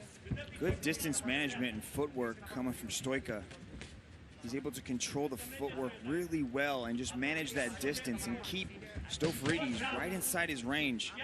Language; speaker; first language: English; native; English